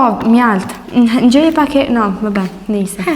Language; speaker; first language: Albanian; early bilingual, heritage; Albanian